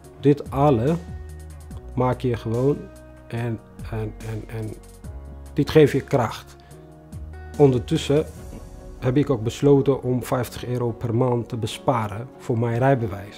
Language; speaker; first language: Dutch; non-native, fluent; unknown